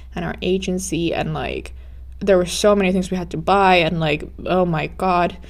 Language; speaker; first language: English; non-native, fluent; Finnish